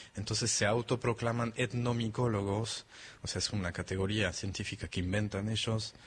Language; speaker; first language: Spanish; non-native, fluent; French